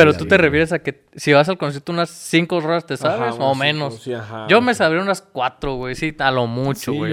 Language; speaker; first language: Spanish; native; Spanish